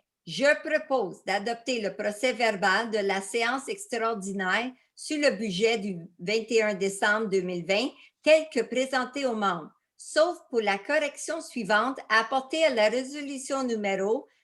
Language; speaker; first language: French; native; French